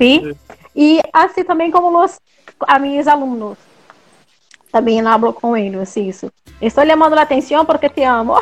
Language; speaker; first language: Spanish; non-native, learner; Portuguese